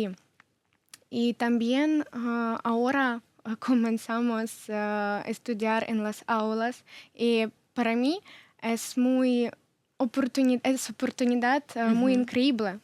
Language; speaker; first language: Spanish; non-native, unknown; Ukrainian